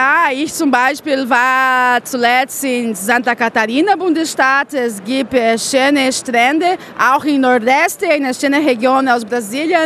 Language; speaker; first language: German; non-native, fluent; Portuguese